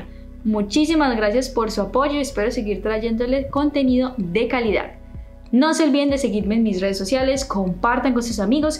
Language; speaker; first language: Spanish; native; Spanish